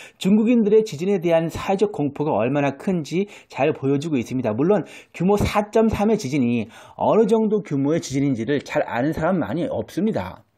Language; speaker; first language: Korean; native; Korean